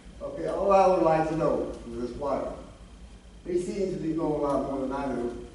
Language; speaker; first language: English; native; English